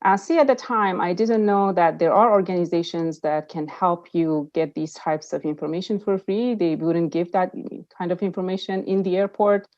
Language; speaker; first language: English; non-native, fluent; Persian